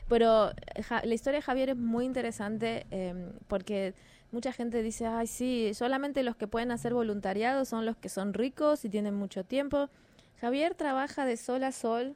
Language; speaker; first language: Spanish; native; Spanish